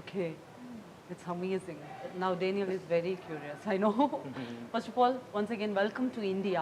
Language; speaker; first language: English; non-native, local second language; Kannada